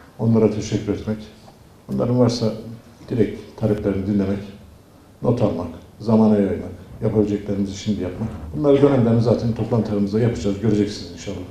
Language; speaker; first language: Turkish; native; Turkish